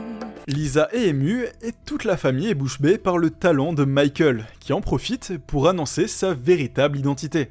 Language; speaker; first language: French; native; French